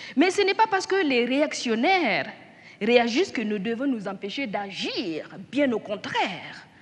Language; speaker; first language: French; non-native, local second language; Mossi